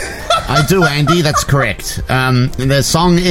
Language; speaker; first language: English; native; English